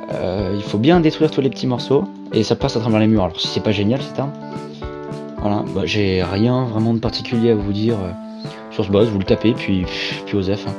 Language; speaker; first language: French; native; French